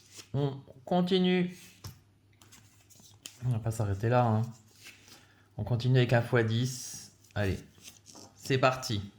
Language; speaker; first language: French; native; French